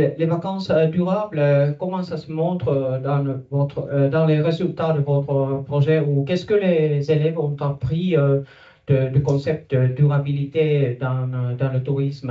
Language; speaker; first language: French; non-native, fluent; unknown